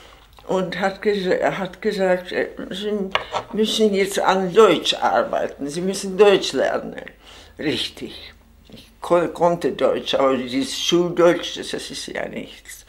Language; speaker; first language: German; non-native, fluent; Czech